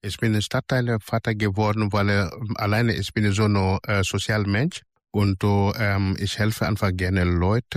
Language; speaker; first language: German; non-native, learner; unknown